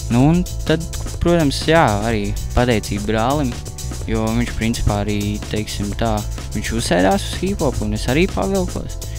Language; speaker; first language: Latvian; native; Latvian